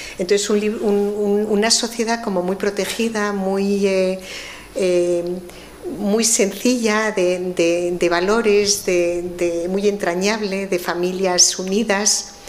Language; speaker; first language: Spanish; native; Spanish